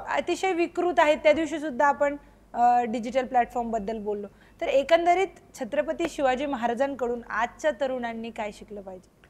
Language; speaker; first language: Marathi; native; Marathi